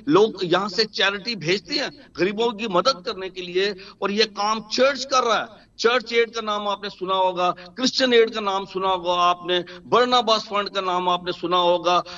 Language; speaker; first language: Urdu; non-native, local second language; Punjabi